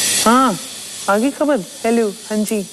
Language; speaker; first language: Hindi; native; Hindi